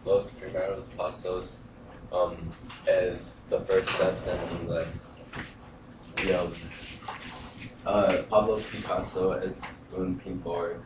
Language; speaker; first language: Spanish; non-native, learner; English